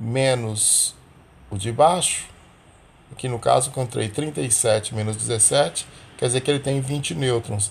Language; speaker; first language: Portuguese; native; Portuguese